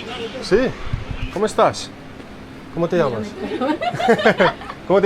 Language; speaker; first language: Spanish; non-native, learner; English